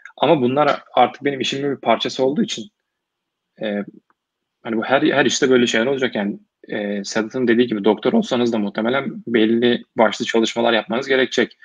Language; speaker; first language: Turkish; native; Turkish